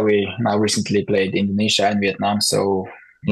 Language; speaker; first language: English; non-native, fluent; Norwegian